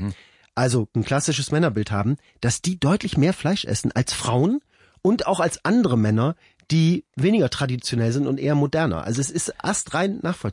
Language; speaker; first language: German; native; German